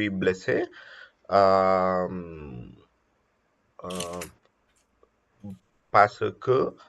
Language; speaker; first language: French; non-native, learner; Telugu